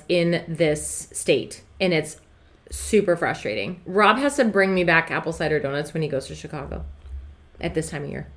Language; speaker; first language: English; native; English